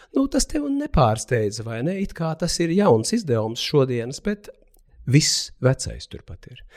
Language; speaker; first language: Latvian; native; Latvian